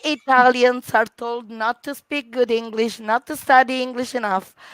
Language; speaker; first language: English; non-native, fluent; Italian